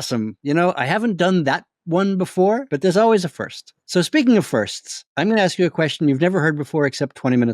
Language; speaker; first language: English; native; English